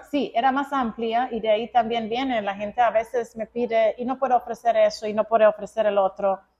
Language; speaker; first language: Spanish; non-native, fluent; Croatian